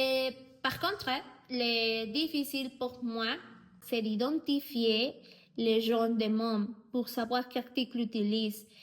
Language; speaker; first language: French; non-native, learner; Spanish